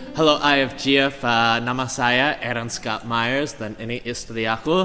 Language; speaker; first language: Indonesian; non-native, fluent; English